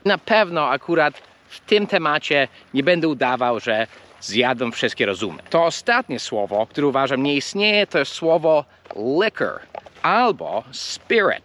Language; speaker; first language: Polish; early bilingual, heritage; English